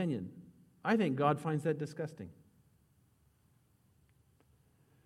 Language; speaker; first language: English; native; English